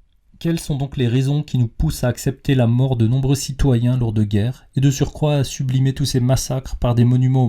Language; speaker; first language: French; native; French